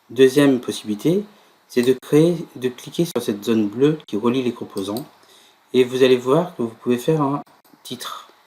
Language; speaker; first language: French; native; French